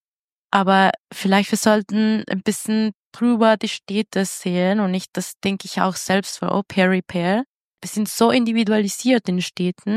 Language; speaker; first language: German; non-native, fluent; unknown